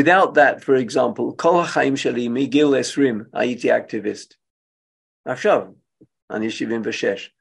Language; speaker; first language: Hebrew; non-native, fluent; English